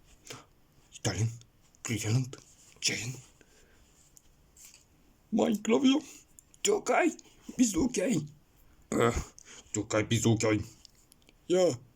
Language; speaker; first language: German; non-native, learner; Bulgarian